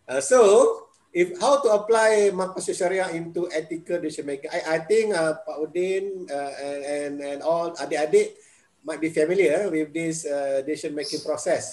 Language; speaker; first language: English; non-native, local second language; Malay